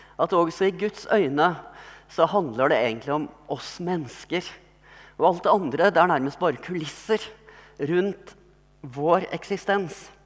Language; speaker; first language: Norwegian; native; Norwegian